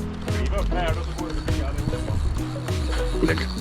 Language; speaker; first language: Swedish; non-native, learner; Vietnamese